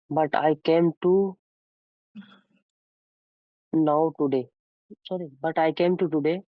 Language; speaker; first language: English; non-native, learner; Hindi